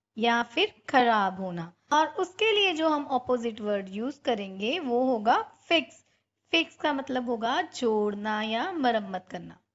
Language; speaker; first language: Hindi; non-native, local second language; Punjabi